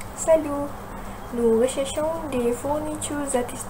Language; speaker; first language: French; non-native, learner; Malay